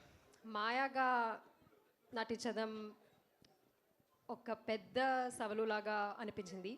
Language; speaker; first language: Telugu; non-native, learner; English